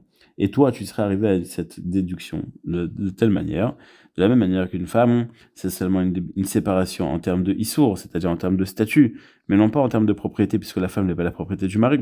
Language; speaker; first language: French; native; French